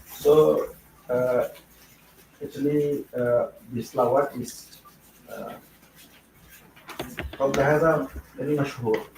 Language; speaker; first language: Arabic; non-native, fluent; Malay